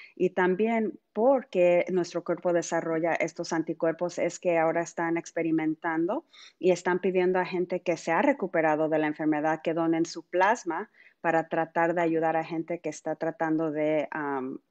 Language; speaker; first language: Spanish; early bilingual, heritage; Spanish